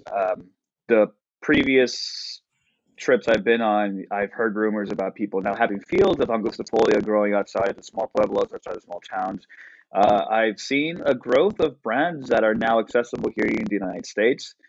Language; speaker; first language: English; early bilingual, other home language; Spanish